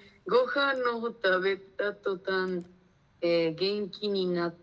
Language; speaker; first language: Japanese; non-native, learner; Spanish